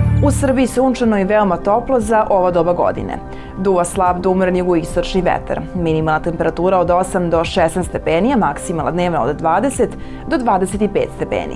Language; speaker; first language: Serbian; native; Serbian